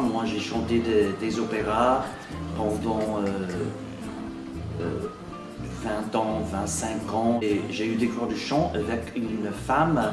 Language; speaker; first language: French; non-native, fluent; English